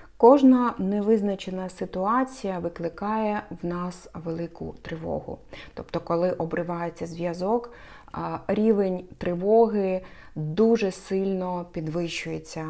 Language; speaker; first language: Ukrainian; non-native, local second language; Russian